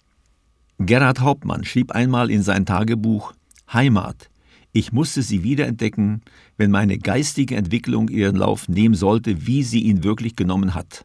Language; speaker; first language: German; native; German